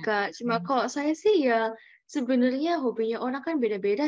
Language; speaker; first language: Indonesian; native; Indonesian